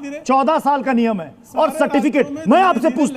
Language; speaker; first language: Hindi; native; Hindi